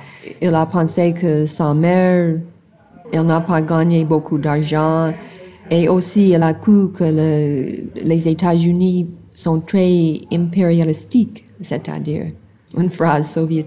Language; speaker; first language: French; non-native, learner; English